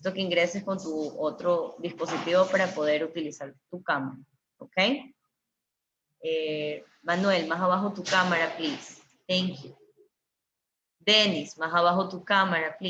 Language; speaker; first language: Spanish; native; Spanish